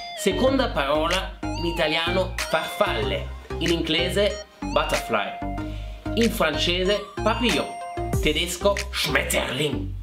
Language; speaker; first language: Italian; non-native, fluent; German